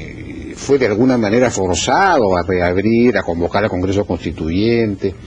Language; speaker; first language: Spanish; native; Spanish